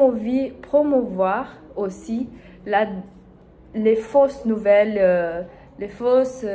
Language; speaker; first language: French; non-native, learner; Spanish